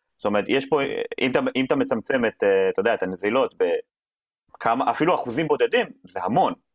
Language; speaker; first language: Hebrew; native; Hebrew